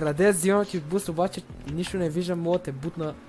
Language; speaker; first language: Bulgarian; native; Bulgarian